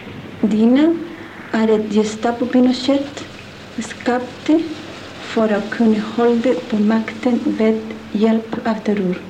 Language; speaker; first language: Norwegian; non-native, learner; Spanish